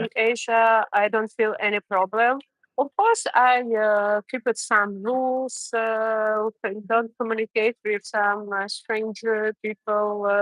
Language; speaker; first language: English; non-native, learner; Russian